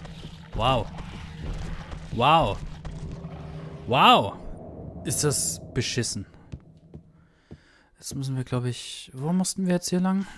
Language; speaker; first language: German; native; German